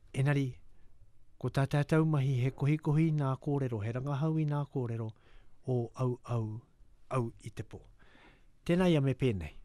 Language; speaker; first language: Māori; native; Māori